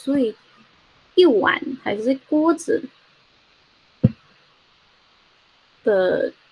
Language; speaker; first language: Chinese; early bilingual, heritage; Chinese